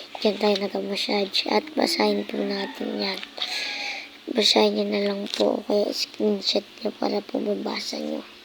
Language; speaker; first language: Filipino; native; Filipino